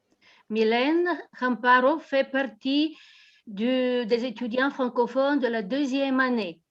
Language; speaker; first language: French; non-native, fluent; Bulgarian